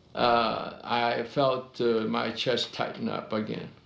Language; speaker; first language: English; non-native, fluent; Chinese